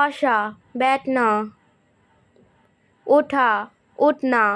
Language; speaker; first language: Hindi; non-native, learner; Bangla